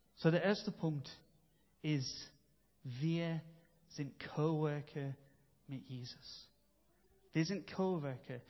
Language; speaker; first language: German; non-native, fluent; English